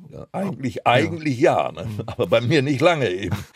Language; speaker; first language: German; non-native, local second language; Polish